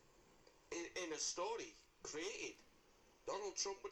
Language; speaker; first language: English; native; English